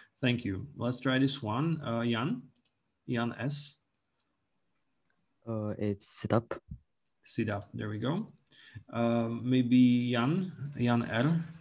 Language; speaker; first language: English; non-native, local second language; Czech